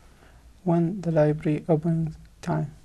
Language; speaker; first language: English; non-native, learner; Arabic